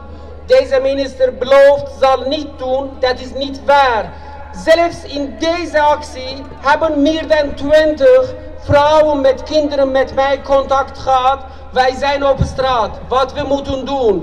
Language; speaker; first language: Dutch; non-native, fluent; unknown